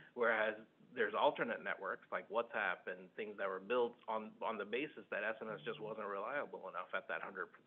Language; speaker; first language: English; early bilingual, other home language; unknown